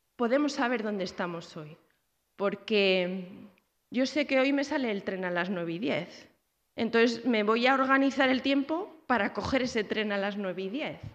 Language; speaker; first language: Spanish; native; Spanish